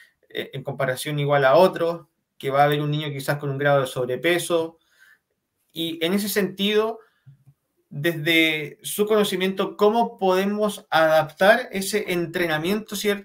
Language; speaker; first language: Spanish; native; Spanish